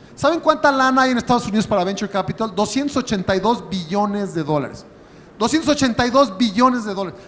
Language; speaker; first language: Spanish; native; Spanish